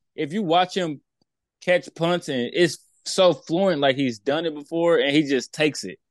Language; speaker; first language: English; native; English